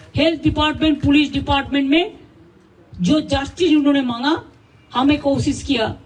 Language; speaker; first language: Hindi; non-native, local second language; Bangla